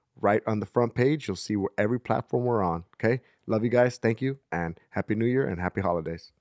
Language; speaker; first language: English; early bilingual, other home language; Spanish